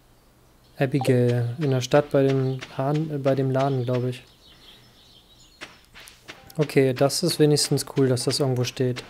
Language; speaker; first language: German; native; German